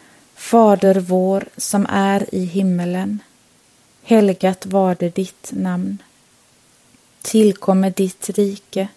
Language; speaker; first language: Swedish; native; Swedish